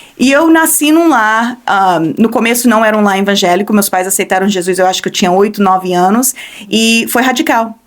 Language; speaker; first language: Portuguese; early bilingual, heritage; Portuguese